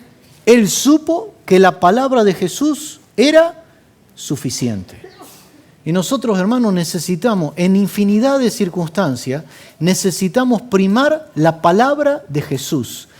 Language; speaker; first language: Spanish; native; Spanish